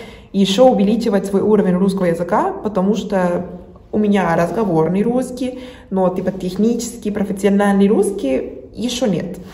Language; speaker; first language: Russian; non-native, fluent; Spanish